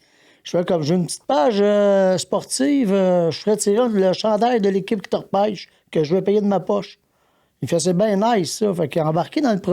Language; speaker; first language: French; native; French